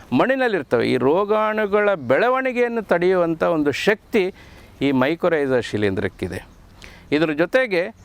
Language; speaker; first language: Kannada; native; Kannada